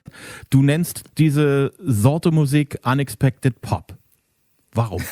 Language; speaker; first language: German; native; German